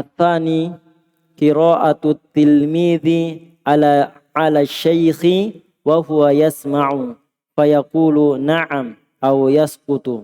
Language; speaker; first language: Arabic; non-native, learner; Indonesian